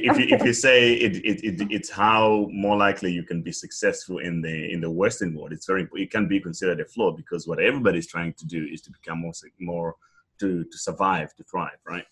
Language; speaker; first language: English; non-native, local second language; Nyanja